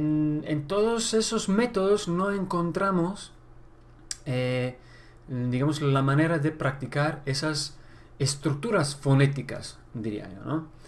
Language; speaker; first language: Spanish; non-native, fluent; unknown